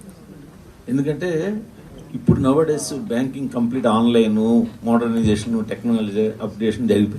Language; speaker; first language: Telugu; native; Telugu